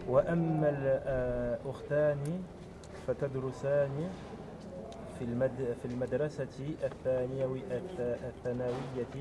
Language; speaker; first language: Arabic; non-native, learner; French